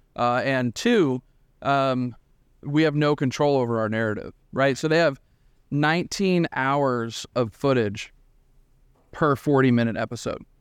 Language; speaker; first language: English; native; English